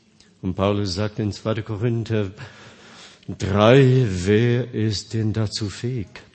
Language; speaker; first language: German; non-native, fluent; Korean